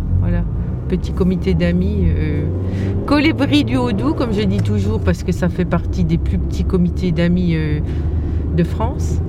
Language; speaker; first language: French; native; French